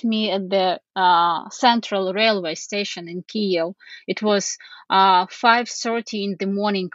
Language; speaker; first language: English; non-native, fluent; Ukrainian